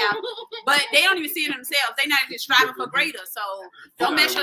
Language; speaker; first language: English; native; English